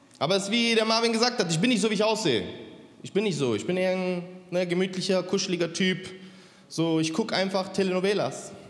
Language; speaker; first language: German; native; German